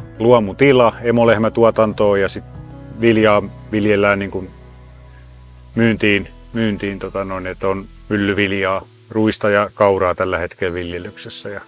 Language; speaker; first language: Finnish; native; Finnish